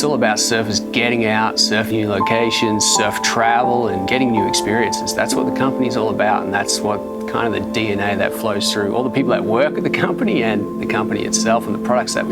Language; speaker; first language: English; native; English